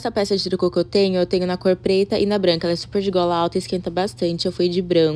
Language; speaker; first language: Portuguese; native; Portuguese